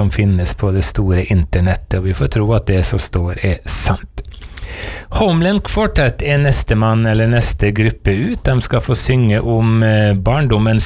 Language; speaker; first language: Norwegian; native; Norwegian